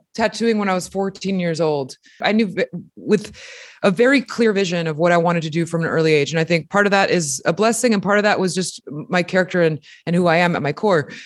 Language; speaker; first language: English; early bilingual, other home language; Spanish